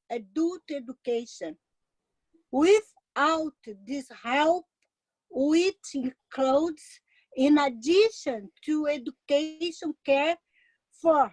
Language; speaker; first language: English; non-native, learner; Portuguese